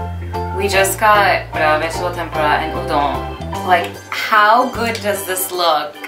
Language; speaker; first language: English; early bilingual, other home language; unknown